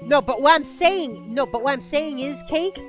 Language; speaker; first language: English; native; English